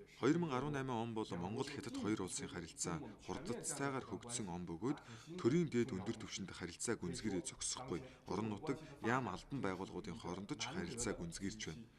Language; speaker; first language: Mongolian; non-native, fluent; Chinese